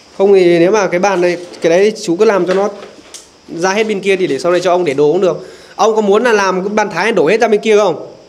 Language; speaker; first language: Vietnamese; native; Vietnamese